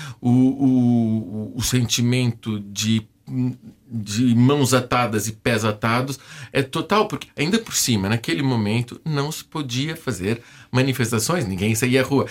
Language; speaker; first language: Portuguese; native; Portuguese